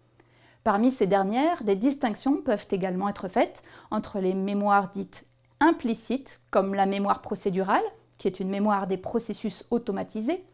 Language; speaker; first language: French; native; French